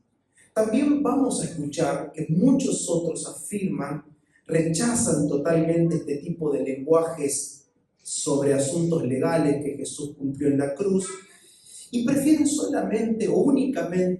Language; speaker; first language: Spanish; native; Spanish